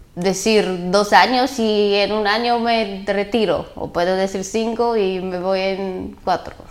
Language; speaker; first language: Spanish; non-native, learner; Bulgarian